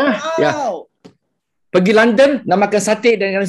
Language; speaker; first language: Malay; non-native, local second language; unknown